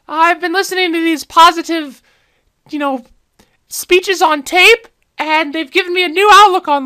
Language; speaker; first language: English; native; English